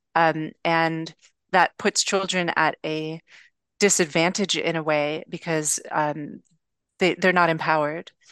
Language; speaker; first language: English; native; English